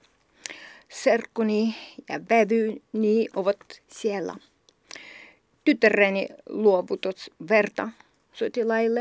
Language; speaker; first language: Finnish; non-native, learner; Ukrainian